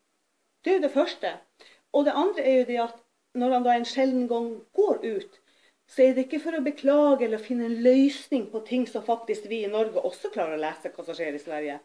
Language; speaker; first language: Norwegian; native; Norwegian